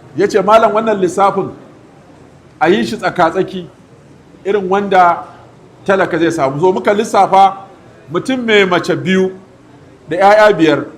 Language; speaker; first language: Hausa; native; Hausa